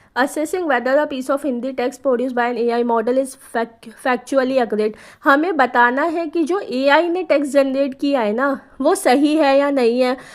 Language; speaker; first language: Hindi; native; Hindi